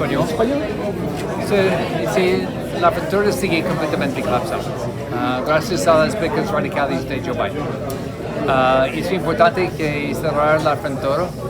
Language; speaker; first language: Spanish; non-native, learner; English